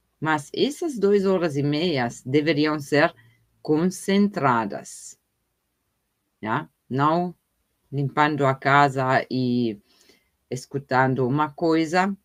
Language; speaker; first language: Portuguese; non-native, fluent; German